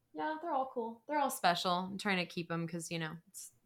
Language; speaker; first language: English; native; English